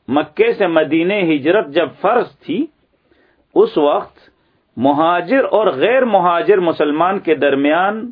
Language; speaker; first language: Urdu; native; Urdu